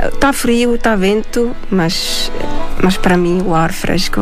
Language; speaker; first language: Portuguese; non-native, fluent; Estonian